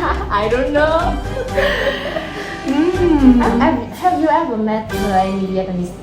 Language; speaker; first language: English; non-native, fluent; Vietnamese